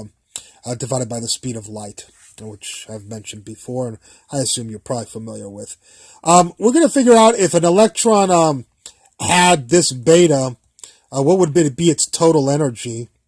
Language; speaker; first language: English; native; English